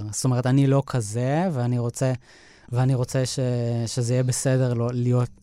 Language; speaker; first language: Hebrew; native; Hebrew